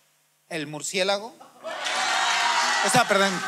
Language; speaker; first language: Spanish; native; Spanish